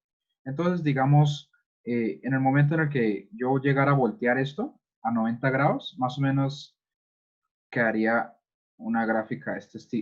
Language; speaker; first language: Spanish; native; Spanish